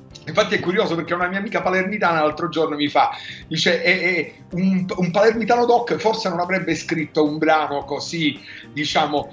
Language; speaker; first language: Italian; native; Italian